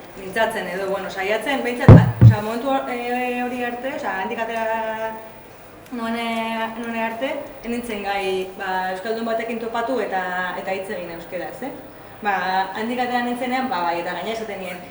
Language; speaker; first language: Basque; non-native, local second language; Spanish